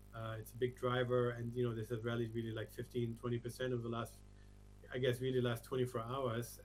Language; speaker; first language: English; non-native, fluent; German